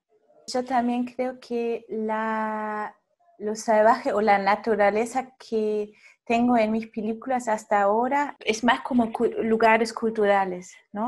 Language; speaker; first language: Spanish; non-native, fluent; German